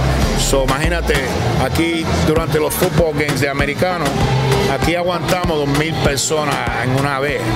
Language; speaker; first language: Spanish; early bilingual, heritage; Spanish